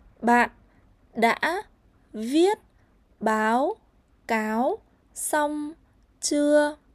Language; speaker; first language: Vietnamese; native; Vietnamese